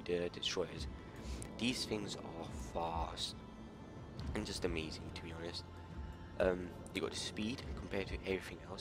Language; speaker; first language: English; native; English